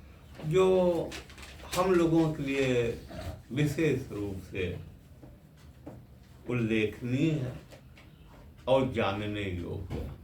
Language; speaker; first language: Hindi; native; Hindi